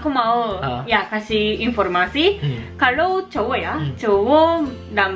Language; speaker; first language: Indonesian; non-native, learner; Japanese